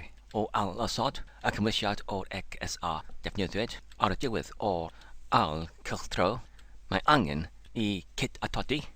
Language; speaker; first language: Welsh; non-native, learner; English